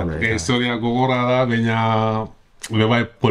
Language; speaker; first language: Basque; non-native, learner; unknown